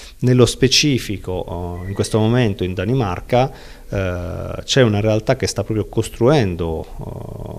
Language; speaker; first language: Italian; native; Italian